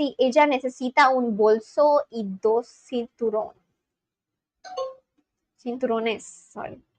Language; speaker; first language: Spanish; non-native, learner; Bangla